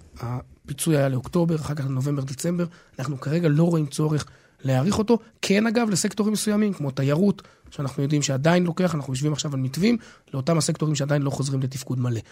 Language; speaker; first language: Hebrew; native; Hebrew